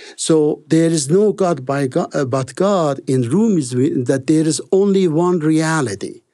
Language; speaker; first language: English; non-native, fluent; Persian